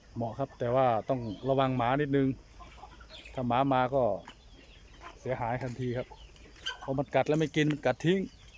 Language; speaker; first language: Thai; native; Thai